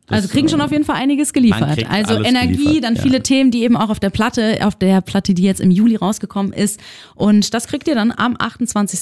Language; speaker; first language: German; native; German